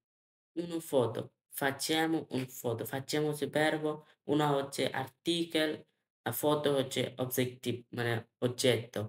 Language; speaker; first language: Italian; non-native, learner; Bangla